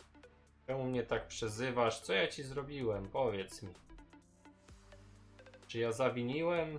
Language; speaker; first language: Polish; native; Polish